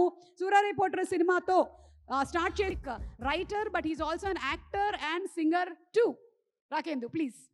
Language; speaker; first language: Telugu; native; Telugu